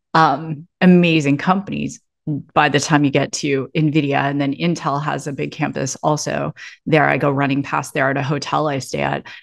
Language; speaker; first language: English; native; English